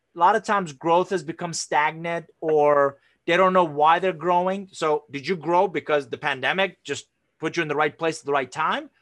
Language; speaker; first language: English; non-native, fluent; Persian